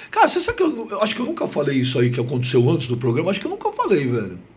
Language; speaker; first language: Portuguese; native; Portuguese